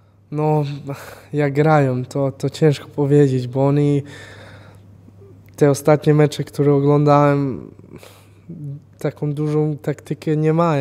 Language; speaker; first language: Polish; non-native, fluent; Serbian